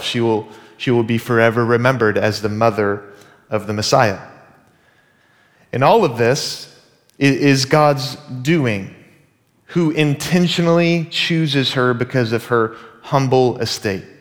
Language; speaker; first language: English; native; English